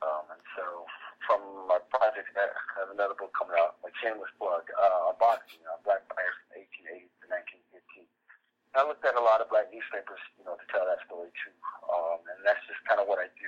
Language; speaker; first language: English; native; English